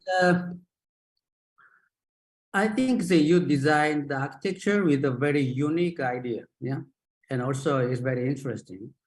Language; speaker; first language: English; non-native, learner; Japanese